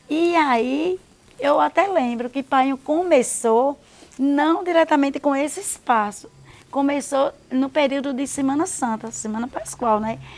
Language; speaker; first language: Portuguese; native; Portuguese